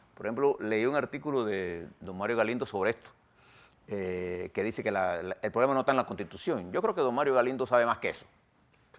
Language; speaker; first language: Spanish; native; Spanish